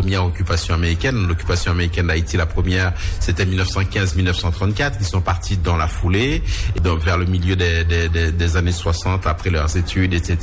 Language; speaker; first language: French; native; French